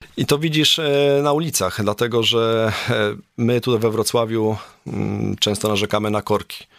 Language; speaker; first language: Polish; native; Polish